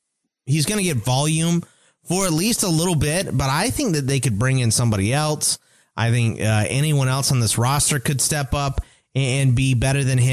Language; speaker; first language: English; native; English